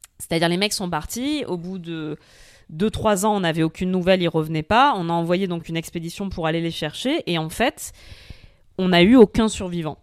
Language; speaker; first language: French; native; French